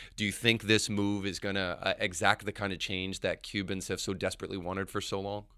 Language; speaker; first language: English; native; English